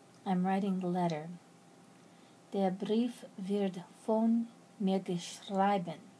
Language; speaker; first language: German; non-native, learner; English